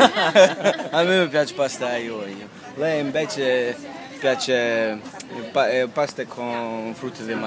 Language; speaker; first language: Italian; early bilingual, heritage; English